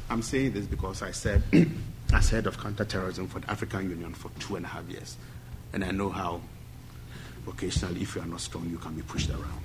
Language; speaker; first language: English; non-native, local second language; Akan